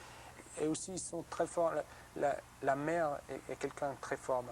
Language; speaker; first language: French; non-native, learner; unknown